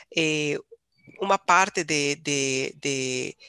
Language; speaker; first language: Portuguese; non-native, fluent; English